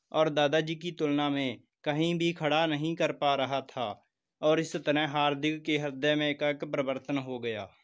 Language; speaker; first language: Hindi; non-native, local second language; Punjabi